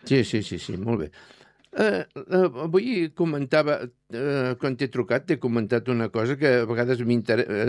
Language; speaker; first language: Catalan; native; Catalan